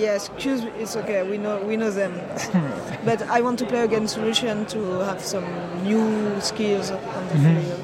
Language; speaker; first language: English; non-native, fluent; French